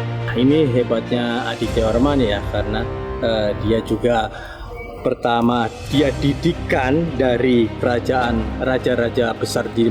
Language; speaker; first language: Indonesian; native; Indonesian